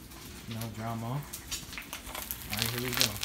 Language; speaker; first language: English; native; English